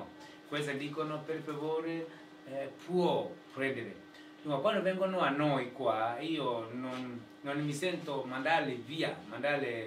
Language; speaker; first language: Italian; non-native, fluent; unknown